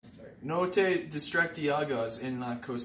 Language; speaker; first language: Spanish; non-native, learner; English